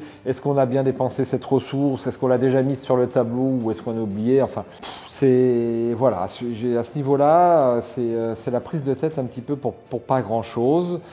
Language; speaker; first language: French; native; French